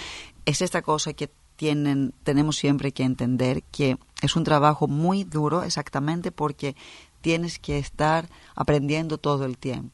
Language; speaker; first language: Spanish; non-native, fluent; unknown